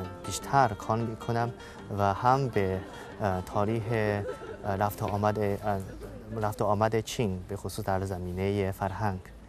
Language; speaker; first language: Persian; non-native, fluent; Chinese